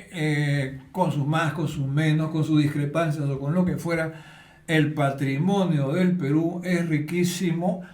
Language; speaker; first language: Spanish; native; Spanish